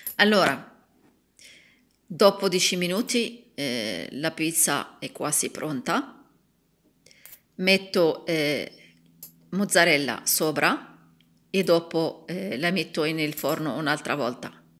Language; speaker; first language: Italian; non-native, learner; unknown